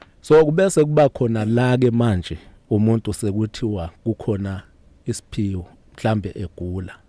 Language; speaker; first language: Zulu; native; Zulu